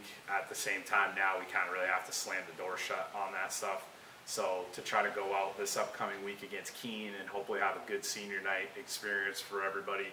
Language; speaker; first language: English; native; English